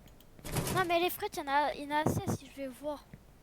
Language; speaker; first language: French; native; French